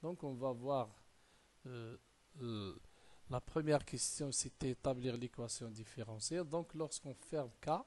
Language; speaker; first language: French; non-native, local second language; Arabic